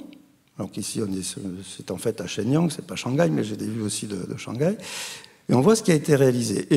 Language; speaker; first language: French; native; French